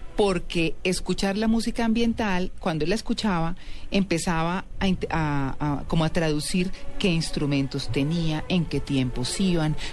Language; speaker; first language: Spanish; native; Spanish